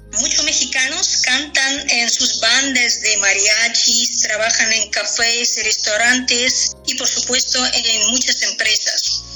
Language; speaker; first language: Spanish; non-native, fluent; Russian